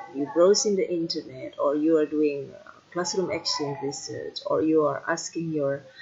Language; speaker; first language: English; non-native, fluent; Indonesian